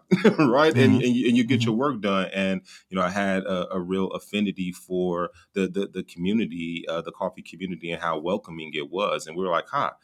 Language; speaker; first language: English; native; English